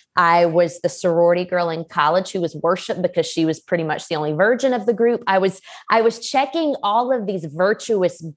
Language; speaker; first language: English; native; English